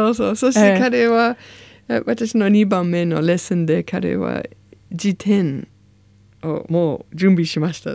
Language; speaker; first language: Japanese; non-native, learner; English